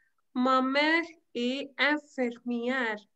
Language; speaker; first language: French; non-native, fluent; Hindi